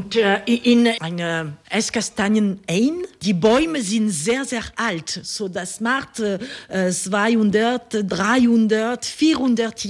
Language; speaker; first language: German; non-native, learner; French